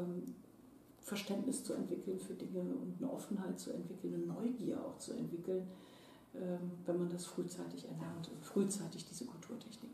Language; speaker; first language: German; native; German